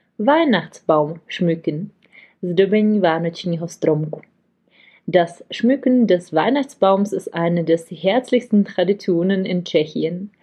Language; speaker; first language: German; non-native, fluent; Czech